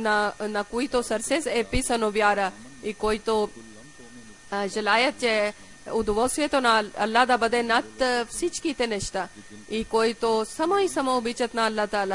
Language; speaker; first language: Bulgarian; non-native, learner; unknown